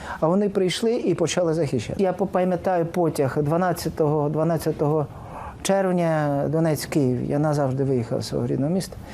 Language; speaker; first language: Ukrainian; non-native, local second language; Russian